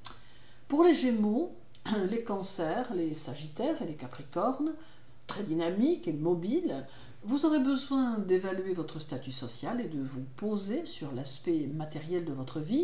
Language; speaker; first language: French; native; French